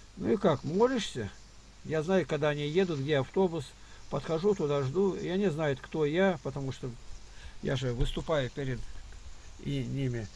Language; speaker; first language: Russian; native; Russian